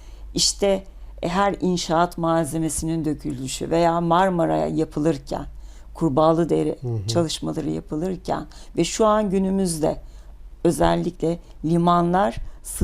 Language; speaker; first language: Turkish; native; Turkish